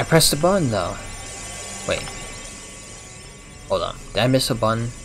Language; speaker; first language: English; native; English